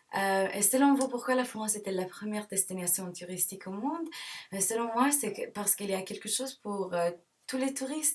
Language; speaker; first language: French; non-native, learner; English